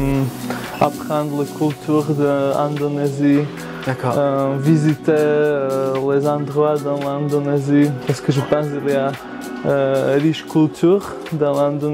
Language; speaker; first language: French; non-native, learner; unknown